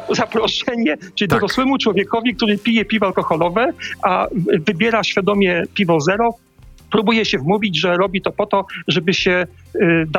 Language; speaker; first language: Polish; native; Polish